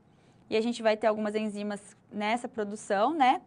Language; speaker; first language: Portuguese; native; Portuguese